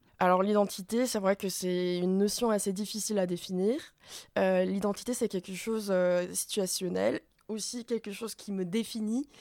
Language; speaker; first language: French; non-native, fluent; Korean